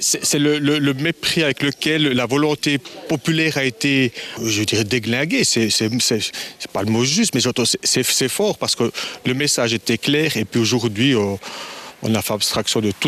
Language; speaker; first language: French; native; French